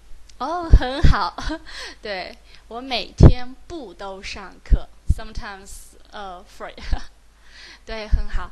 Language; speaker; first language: Chinese; native; Chinese